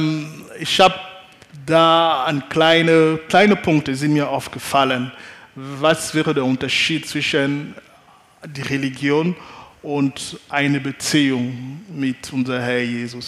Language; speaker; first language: German; non-native, fluent; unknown